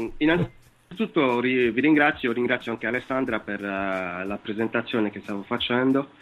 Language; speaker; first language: Italian; non-native, fluent; Wolof